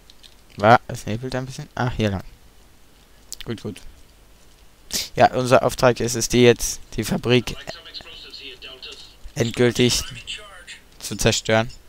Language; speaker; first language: German; native; German